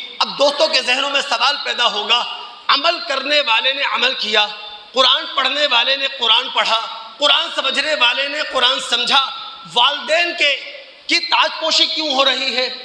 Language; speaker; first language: Urdu; native; Urdu